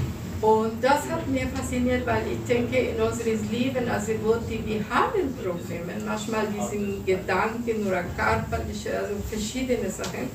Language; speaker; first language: German; non-native, fluent; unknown